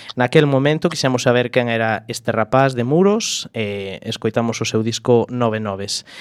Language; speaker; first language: Galician; native; Galician